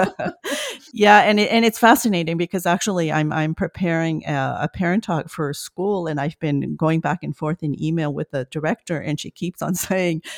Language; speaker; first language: English; non-native, fluent; French